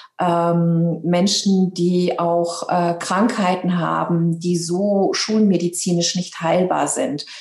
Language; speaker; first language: German; native; German